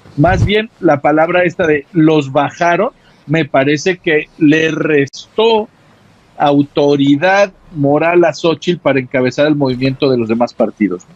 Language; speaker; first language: Spanish; native; Spanish